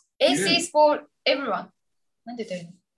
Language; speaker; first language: English; non-native, learner; Japanese